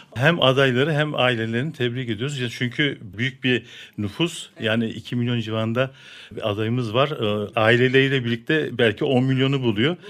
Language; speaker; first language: Turkish; native; Turkish